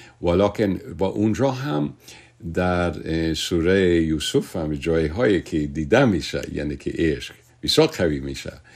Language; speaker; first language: Persian; non-native, fluent; English